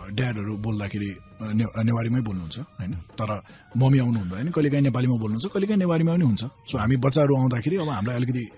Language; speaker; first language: Nepali; early bilingual, heritage; Nepali